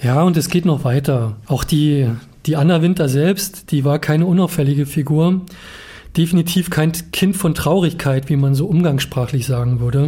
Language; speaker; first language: German; native; German